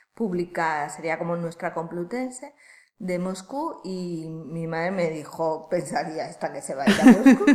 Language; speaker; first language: Spanish; native; Spanish